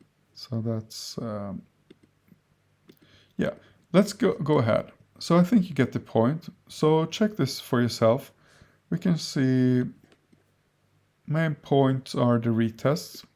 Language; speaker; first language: English; non-native, fluent; Swedish